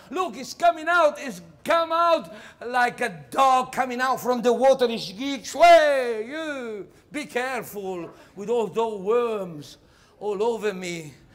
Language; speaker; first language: English; non-native, fluent; Italian